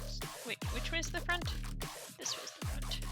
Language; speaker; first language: English; native; English